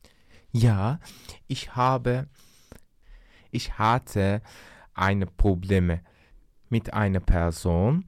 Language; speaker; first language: German; non-native, learner; Turkish